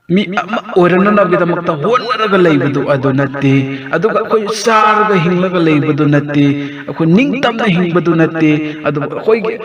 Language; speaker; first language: Manipuri; non-native, local second language; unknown